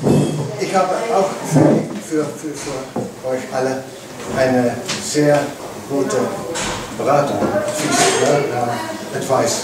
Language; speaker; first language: German; non-native, learner; English